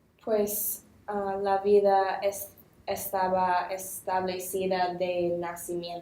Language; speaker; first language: Spanish; non-native, learner; English